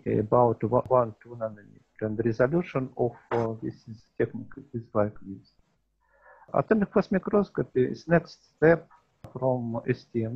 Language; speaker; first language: English; non-native, learner; Russian